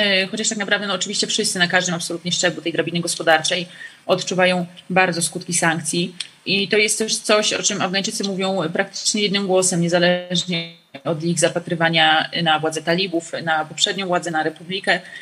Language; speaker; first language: Polish; native; Polish